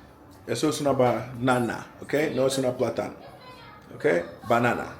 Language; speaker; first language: Spanish; non-native, learner; English